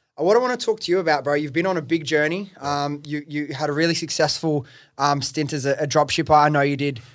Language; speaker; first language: English; native; English